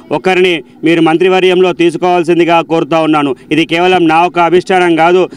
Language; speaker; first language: Telugu; non-native, local second language; Lambadi